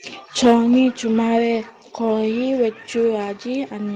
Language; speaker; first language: Korean; non-native, learner; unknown